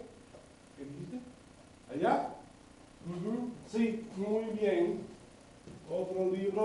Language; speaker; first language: Spanish; non-native, fluent; English